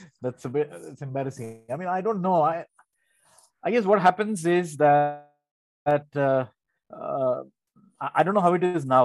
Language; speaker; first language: English; non-native, local second language; Tamil